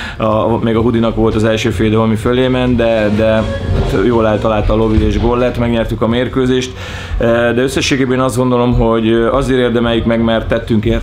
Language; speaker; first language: Hungarian; native; Hungarian